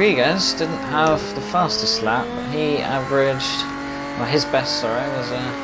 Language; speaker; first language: English; native; English